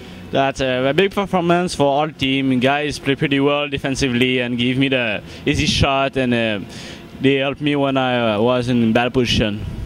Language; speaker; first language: English; non-native, learner; French